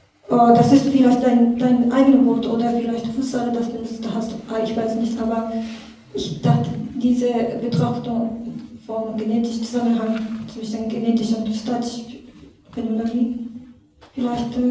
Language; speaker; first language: German; non-native, learner; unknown